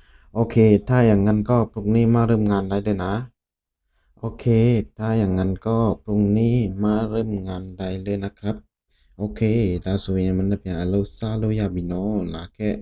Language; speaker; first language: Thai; non-native, fluent; Burmese